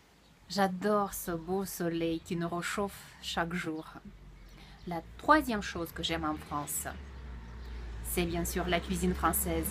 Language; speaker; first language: French; non-native, fluent; Russian